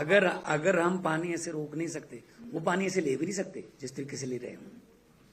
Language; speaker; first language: Hindi; non-native, local second language; Punjabi